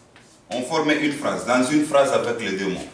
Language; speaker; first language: French; non-native, fluent; Korean